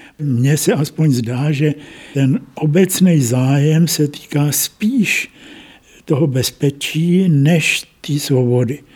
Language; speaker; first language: Czech; native; Czech